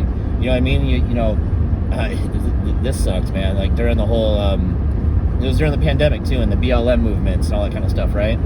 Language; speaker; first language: English; native; English